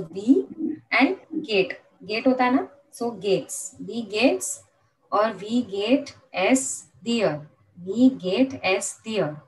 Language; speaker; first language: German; non-native, fluent; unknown